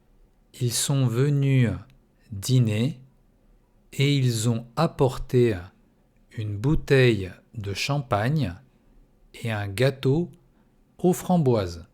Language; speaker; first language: French; non-native, fluent; Russian